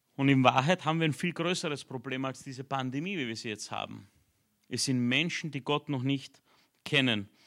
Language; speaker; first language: German; early bilingual, other home language; Romanian